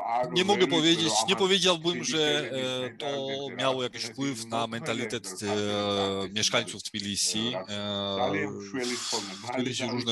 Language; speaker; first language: Polish; non-native, fluent; Georgian